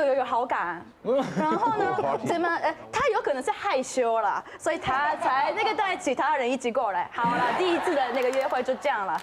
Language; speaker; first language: Chinese; non-native, fluent; Japanese